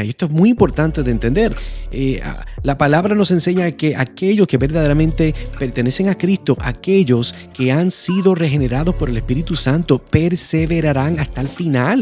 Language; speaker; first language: Spanish; native; Spanish